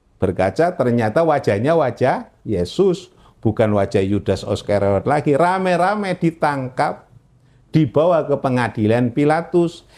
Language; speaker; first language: Indonesian; non-native, local second language; Javanese